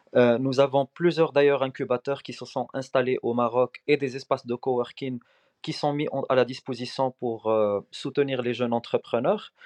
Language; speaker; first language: French; non-native, local second language; Arabic